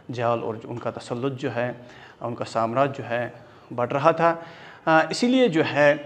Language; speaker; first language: Urdu; non-native, local second language; Kashmiri